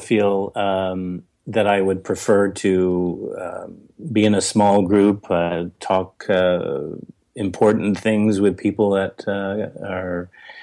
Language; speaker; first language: English; native; English